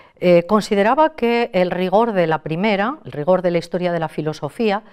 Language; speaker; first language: Spanish; native; Spanish